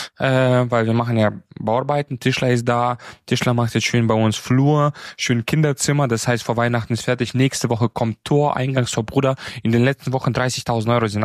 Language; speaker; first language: German; native; German